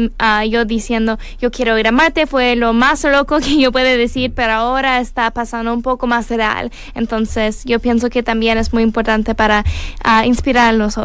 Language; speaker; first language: Spanish; non-native, learner; English